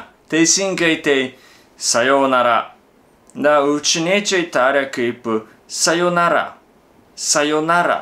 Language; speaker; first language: Lithuanian; non-native, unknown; Japanese